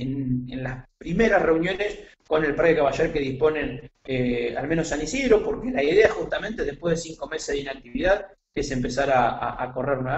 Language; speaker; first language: Spanish; native; Spanish